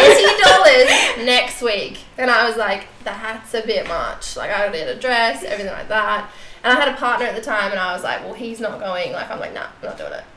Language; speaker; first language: English; native; English